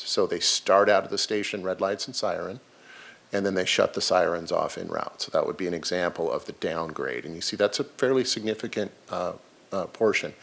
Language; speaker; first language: English; native; English